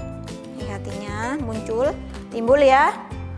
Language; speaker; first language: Indonesian; native; Indonesian